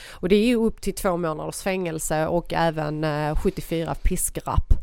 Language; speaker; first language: Swedish; early bilingual, other home language; Persian